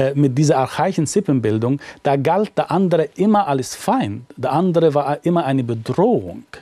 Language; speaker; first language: German; non-native, fluent; Arabic